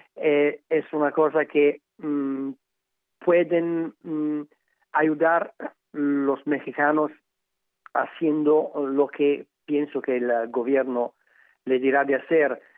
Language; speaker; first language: Spanish; non-native, learner; Italian